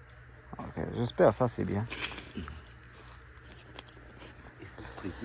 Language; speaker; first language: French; non-native, learner; Arabic